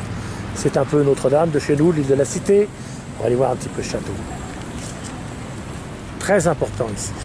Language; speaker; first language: French; native; French